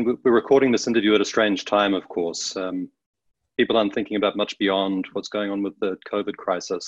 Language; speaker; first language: English; native; English